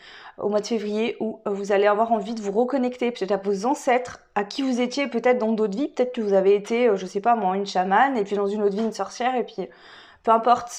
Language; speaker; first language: French; native; French